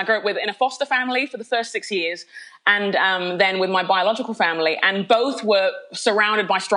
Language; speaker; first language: English; native; English